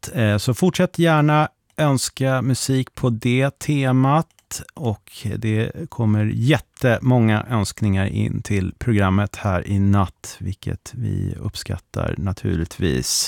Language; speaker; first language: Swedish; native; Swedish